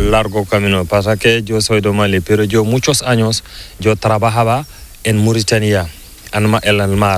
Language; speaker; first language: Spanish; non-native, learner; Fula